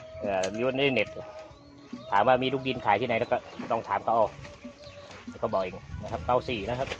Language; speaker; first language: Thai; native; Thai